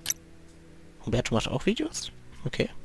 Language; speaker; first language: German; native; German